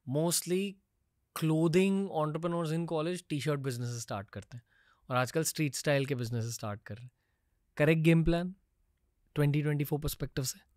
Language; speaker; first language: Hindi; native; Hindi